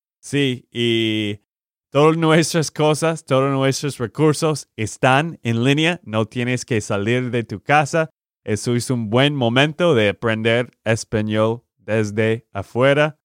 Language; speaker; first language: Spanish; non-native, learner; English